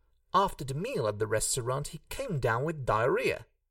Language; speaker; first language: English; non-native, fluent; Hungarian